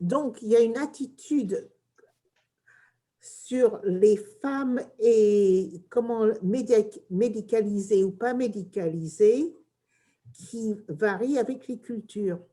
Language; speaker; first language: French; early bilingual, heritage; English